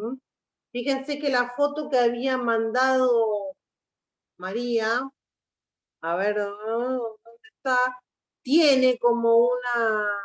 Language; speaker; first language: Spanish; native; Spanish